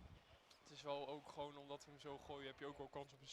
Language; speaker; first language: Dutch; native; Dutch